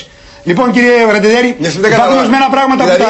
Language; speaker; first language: Greek; native; Greek